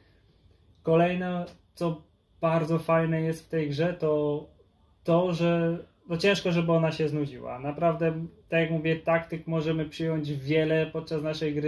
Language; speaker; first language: Polish; native; Polish